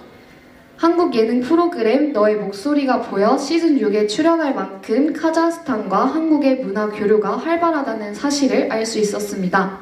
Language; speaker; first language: Korean; native; Korean